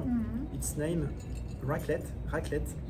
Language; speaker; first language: English; non-native, learner; French